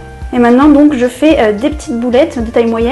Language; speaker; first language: French; native; French